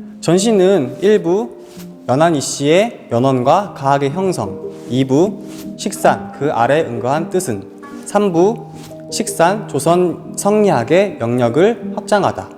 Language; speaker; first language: Korean; native; Korean